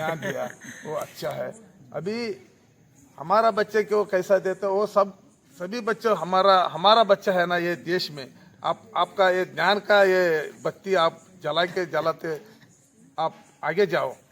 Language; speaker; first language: Hindi; non-native, local second language; Kannada